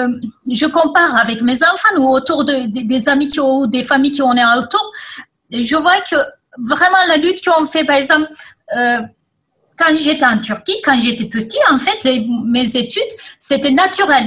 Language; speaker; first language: French; non-native, fluent; Kurdish